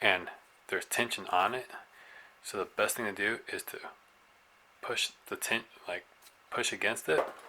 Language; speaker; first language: English; native; English